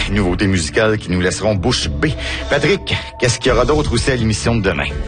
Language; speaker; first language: French; native; French